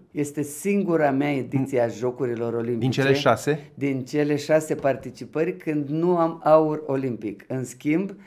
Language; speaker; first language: Romanian; non-native, local second language; Ukrainian